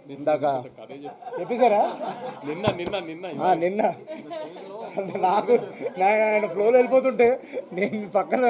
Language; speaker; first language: Telugu; native; Telugu